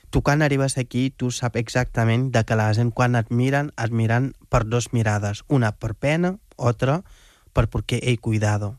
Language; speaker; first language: Catalan; non-native, fluent; Wolof